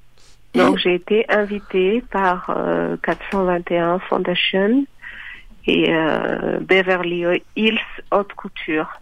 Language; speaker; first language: French; non-native, local second language; Malagasy